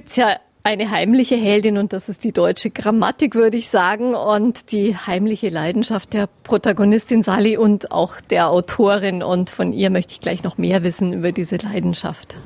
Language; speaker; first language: German; native; German